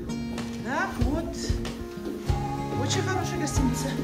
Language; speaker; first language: Russian; non-native, learner; Mongolian